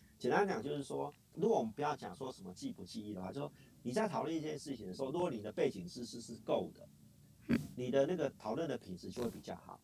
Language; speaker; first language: Chinese; native; Chinese